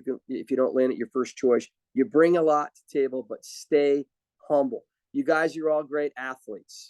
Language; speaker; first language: English; native; English